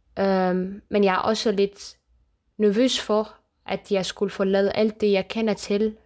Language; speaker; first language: Danish; non-native, fluent; Kurdish